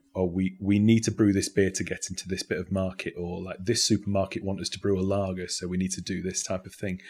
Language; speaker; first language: English; native; English